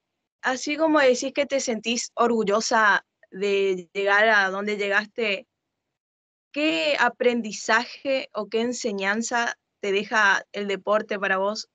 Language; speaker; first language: Spanish; native; Spanish